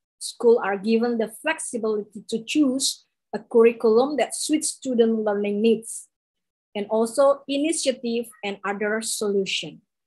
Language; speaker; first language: English; non-native, learner; Indonesian